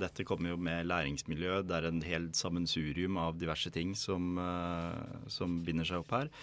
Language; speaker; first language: Norwegian; native; Norwegian